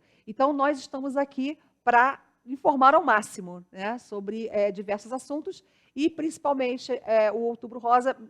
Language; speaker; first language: Portuguese; native; Portuguese